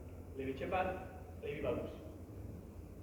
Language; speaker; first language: Indonesian; non-native, learner; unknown